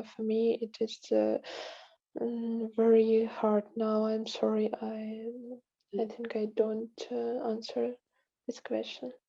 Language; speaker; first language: English; non-native, fluent; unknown